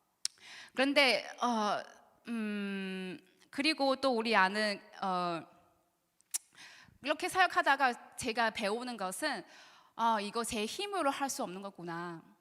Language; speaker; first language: Korean; non-native, learner; Chinese